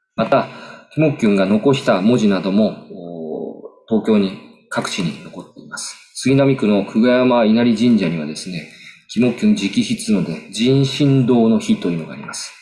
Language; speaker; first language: Japanese; native; Japanese